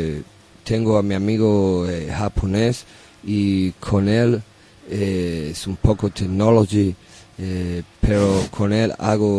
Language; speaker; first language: Spanish; non-native, learner; English